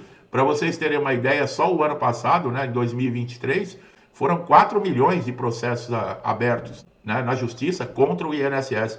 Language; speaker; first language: Portuguese; native; Portuguese